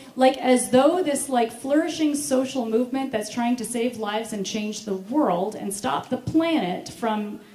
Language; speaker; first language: English; native; English